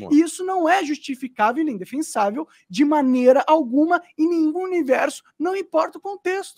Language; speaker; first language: Portuguese; native; Portuguese